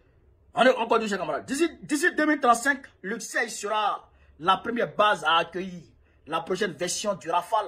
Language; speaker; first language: French; non-native, local second language; Bambara